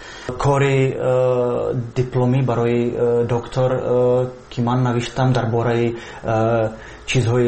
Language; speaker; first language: Persian; non-native, fluent; Czech